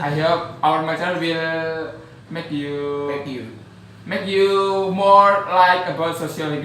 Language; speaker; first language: English; non-native, learner; Javanese